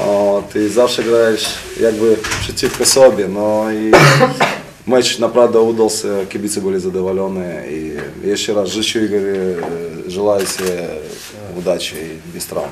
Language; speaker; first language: Polish; non-native, fluent; Russian